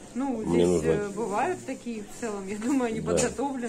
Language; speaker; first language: Russian; native; Russian